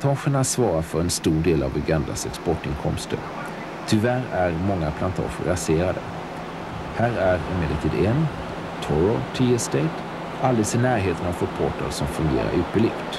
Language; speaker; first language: Swedish; native; Swedish